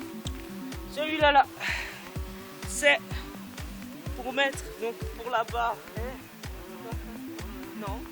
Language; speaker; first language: French; native; French